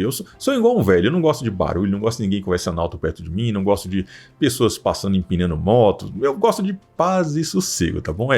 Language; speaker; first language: Portuguese; native; Portuguese